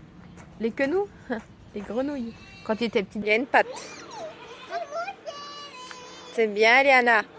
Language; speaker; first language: French; native; French